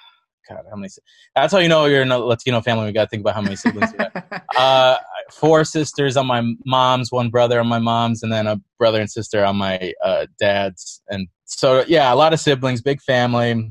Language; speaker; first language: English; native; English